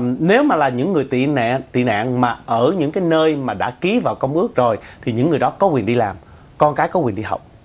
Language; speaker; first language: Vietnamese; early bilingual, other home language; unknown